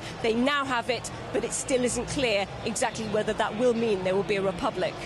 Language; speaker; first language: English; native; English